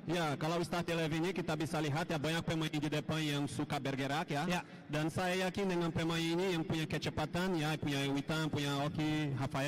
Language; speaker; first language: Indonesian; non-native, fluent; Portuguese